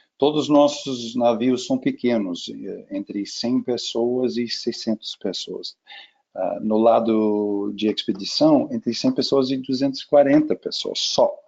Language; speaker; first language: Portuguese; non-native, fluent; English